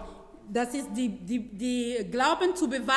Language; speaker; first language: German; non-native, fluent; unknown